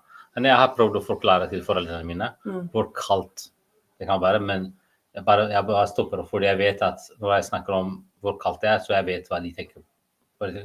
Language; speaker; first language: Norwegian; non-native, fluent; Amharic